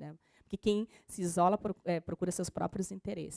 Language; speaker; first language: Portuguese; native; Portuguese